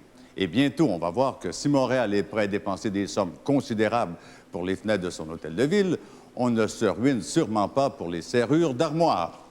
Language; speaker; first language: French; native; French